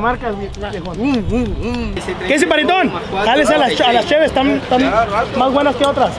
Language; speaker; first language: Spanish; early bilingual, heritage; Spanish